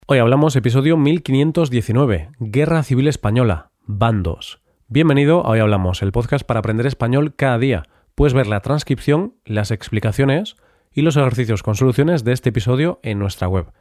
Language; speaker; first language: Spanish; native; Spanish